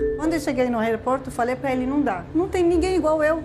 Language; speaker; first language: Portuguese; non-native, learner; Arabic